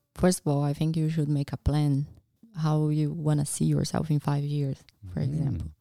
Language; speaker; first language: English; non-native, learner; Portuguese